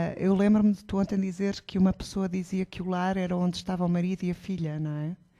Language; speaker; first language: Portuguese; native; Portuguese